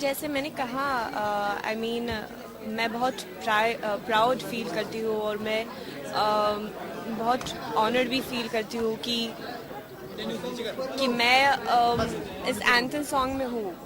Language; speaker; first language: Hindi; non-native, learner; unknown